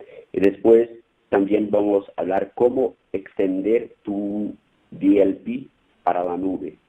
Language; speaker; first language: Spanish; non-native, fluent; Portuguese